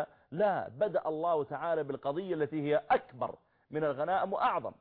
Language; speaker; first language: Arabic; native; Arabic